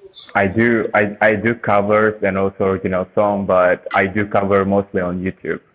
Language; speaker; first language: English; non-native, fluent; Indonesian